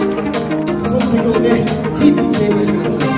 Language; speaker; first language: Japanese; native; Japanese